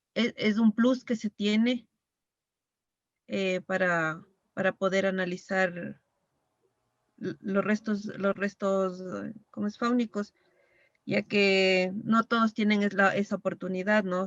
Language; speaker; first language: Spanish; native; Spanish